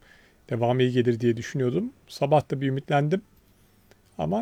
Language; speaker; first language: Turkish; native; Turkish